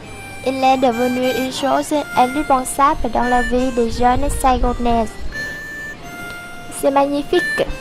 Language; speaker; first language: French; non-native, local second language; Vietnamese